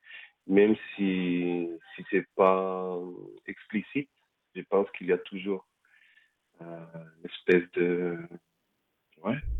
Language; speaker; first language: French; non-native, fluent; Spanish